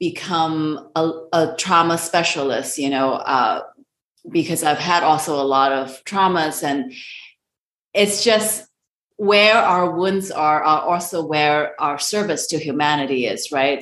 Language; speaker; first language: English; non-native, local second language; Cantonese